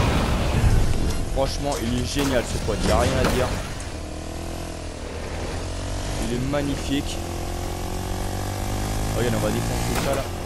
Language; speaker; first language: French; native; French